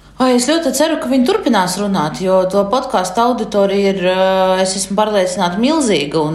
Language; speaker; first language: Latvian; non-native, local second language; Russian